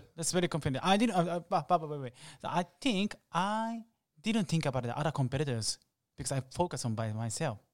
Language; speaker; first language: English; non-native, learner; Japanese